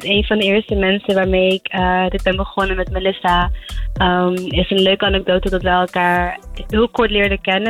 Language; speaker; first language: Dutch; early bilingual, other home language; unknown